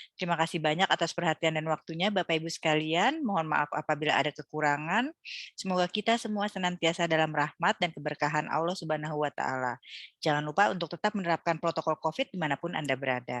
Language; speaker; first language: Indonesian; native; Indonesian